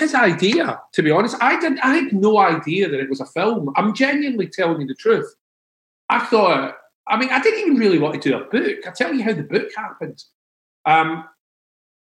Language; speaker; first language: English; native; English